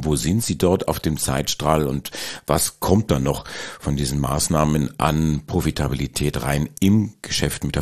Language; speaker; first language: German; native; German